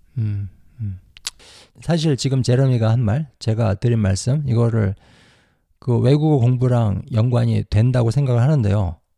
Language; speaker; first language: Korean; native; Korean